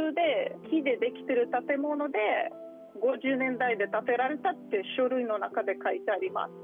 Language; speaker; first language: Japanese; non-native, fluent; Russian